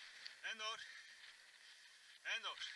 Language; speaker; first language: Dutch; native; Dutch